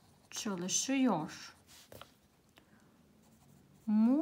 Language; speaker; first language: Turkish; non-native, fluent; Bulgarian